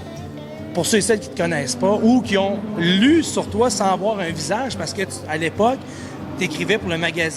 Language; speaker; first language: French; native; French